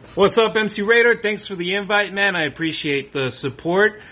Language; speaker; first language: English; early bilingual, other home language; Spanish